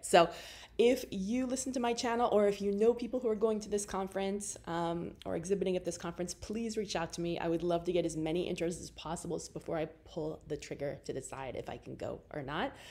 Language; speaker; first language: English; native; English